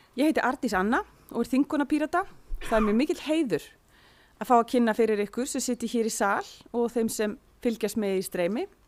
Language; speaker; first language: Icelandic; native; Icelandic